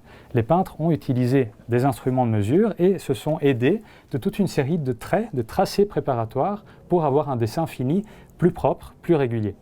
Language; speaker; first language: French; non-native, fluent; Italian